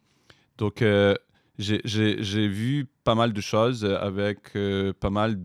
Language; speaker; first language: French; non-native, fluent; Ukrainian